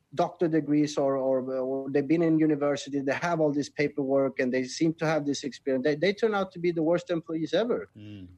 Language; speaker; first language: English; non-native, fluent; Swedish